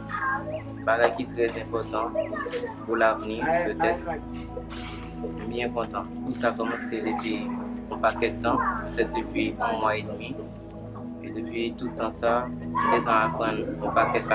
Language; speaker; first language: French; non-native, local second language; Haitian Creole